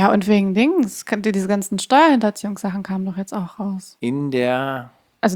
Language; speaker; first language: German; early bilingual, other home language; Persian